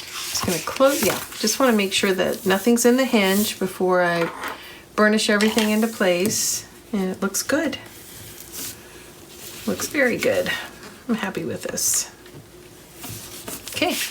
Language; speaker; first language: English; native; English